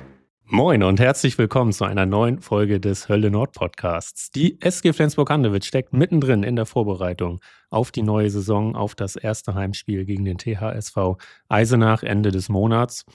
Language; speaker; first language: German; native; German